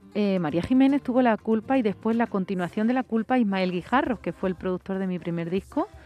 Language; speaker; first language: Spanish; native; Spanish